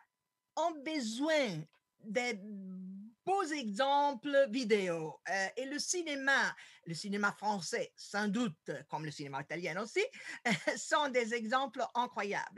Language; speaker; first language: French; non-native, fluent; Italian